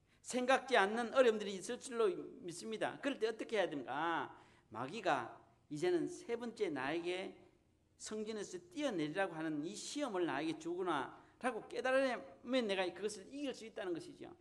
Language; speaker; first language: Korean; native; Korean